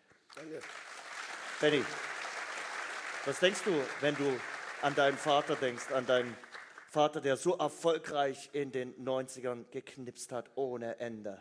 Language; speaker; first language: German; native; German